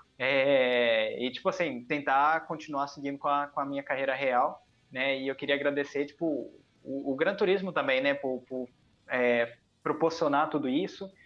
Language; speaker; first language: Portuguese; early bilingual, heritage; Portuguese